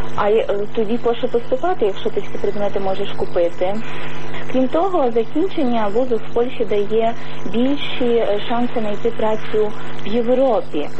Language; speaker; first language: Ukrainian; native; Ukrainian